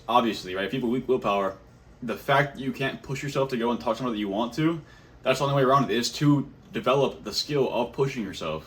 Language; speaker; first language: English; native; English